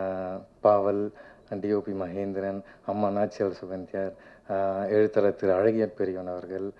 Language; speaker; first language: Tamil; native; Tamil